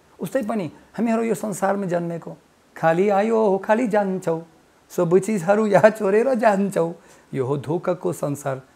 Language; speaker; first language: Nepali; non-native, fluent; Russian